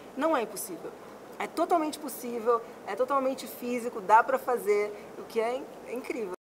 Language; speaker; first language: Portuguese; non-native, fluent; Spanish